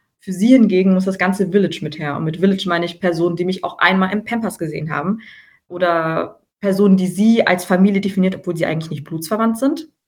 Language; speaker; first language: German; early bilingual, other home language; Tigrinya